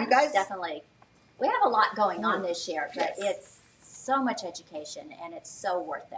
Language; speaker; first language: English; native; English